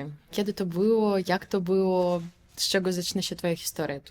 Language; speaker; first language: Polish; non-native, fluent; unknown